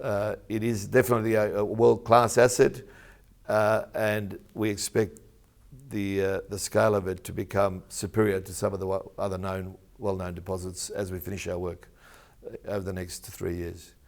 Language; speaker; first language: English; native; English